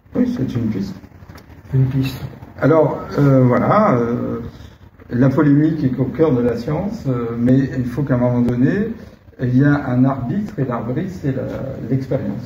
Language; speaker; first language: French; native; French